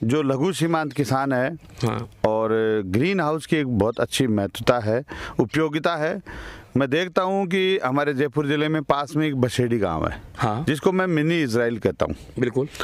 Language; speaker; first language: Hindi; native; Hindi